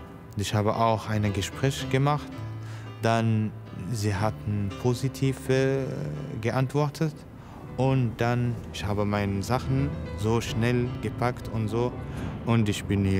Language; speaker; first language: German; non-native, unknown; Arabic